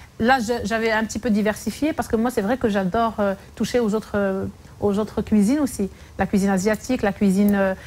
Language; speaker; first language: French; non-native, local second language; Arabic